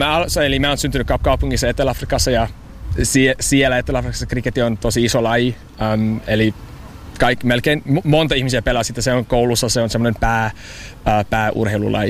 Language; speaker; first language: Finnish; non-native, fluent; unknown